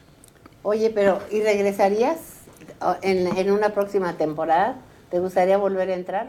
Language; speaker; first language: Spanish; native; Spanish